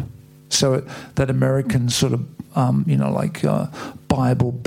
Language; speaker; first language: English; native; English